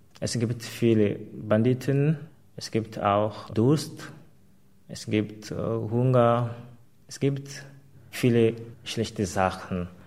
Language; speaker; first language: German; non-native, fluent; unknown